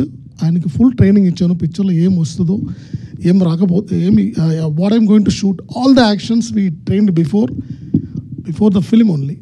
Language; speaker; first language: Telugu; non-native, learner; Tamil